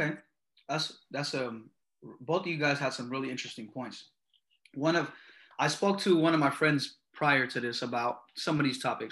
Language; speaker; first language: English; native; English